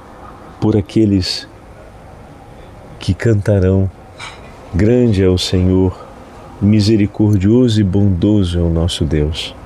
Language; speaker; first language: Portuguese; native; Portuguese